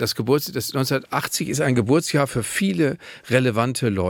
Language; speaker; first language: German; native; German